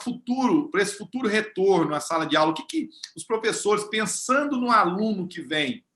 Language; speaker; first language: Portuguese; native; Portuguese